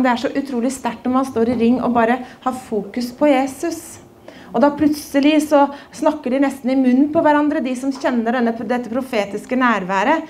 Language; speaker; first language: Norwegian; native; Norwegian